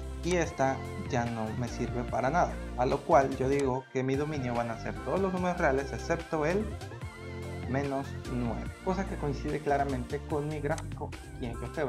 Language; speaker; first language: Spanish; native; Spanish